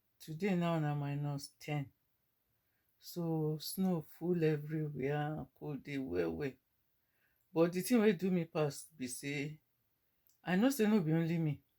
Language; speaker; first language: Nigerian Pidgin; non-native, local second language; Yoruba